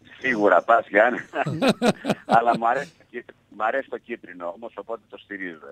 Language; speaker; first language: Greek; native; Greek